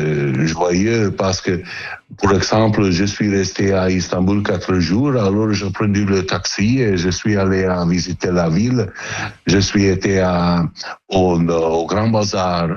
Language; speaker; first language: French; non-native, learner; Italian